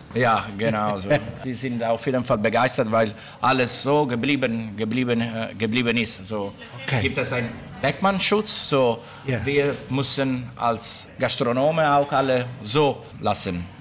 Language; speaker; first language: German; non-native, learner; Italian